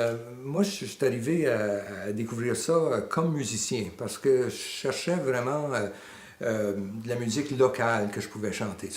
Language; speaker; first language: French; native; French